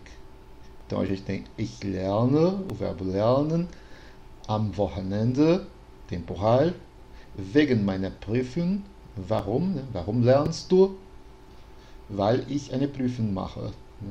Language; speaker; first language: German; non-native, fluent; Portuguese